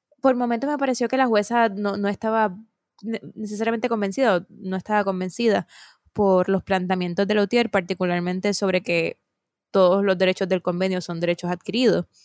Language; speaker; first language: Spanish; native; Spanish